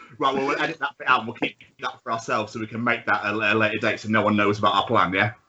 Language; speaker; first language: English; native; English